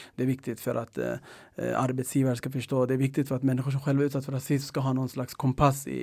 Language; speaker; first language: Swedish; early bilingual, other home language; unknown